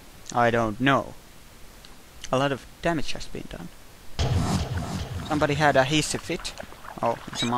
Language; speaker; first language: English; native; English